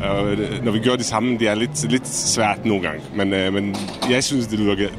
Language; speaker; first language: Danish; non-native, fluent; Czech